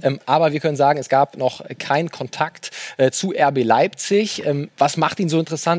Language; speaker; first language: German; native; German